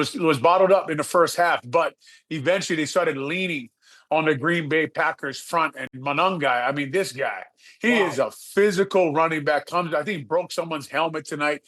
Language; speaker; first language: English; native; English